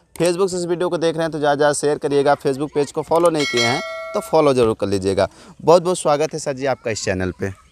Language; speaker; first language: Hindi; native; Hindi